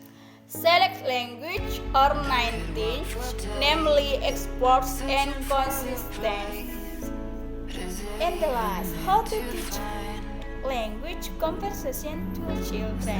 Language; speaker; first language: English; non-native, learner; Indonesian